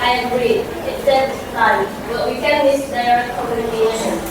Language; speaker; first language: English; non-native, learner; Indonesian